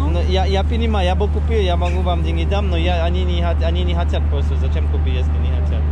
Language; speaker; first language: Russian; non-native, learner; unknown